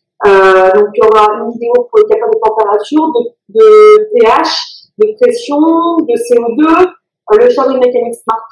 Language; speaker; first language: French; native; French